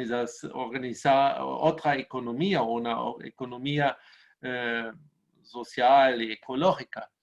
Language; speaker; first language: Spanish; non-native, fluent; German